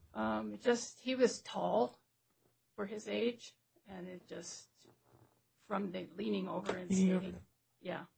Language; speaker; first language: English; native; English